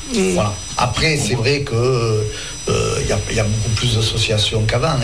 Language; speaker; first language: French; native; French